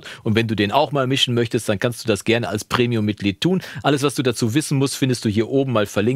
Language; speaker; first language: German; native; German